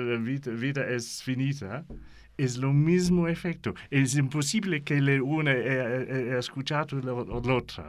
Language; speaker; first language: Italian; non-native, learner; English